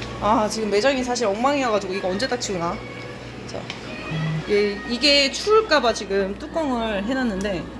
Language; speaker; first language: Korean; native; Korean